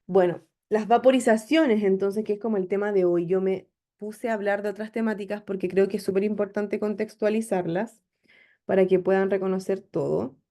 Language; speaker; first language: Spanish; native; Spanish